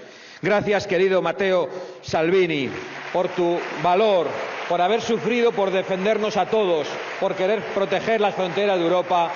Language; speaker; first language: Spanish; native; Spanish